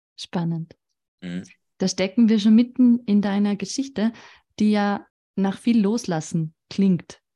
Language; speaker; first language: German; native; German